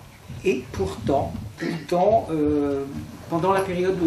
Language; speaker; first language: French; native; French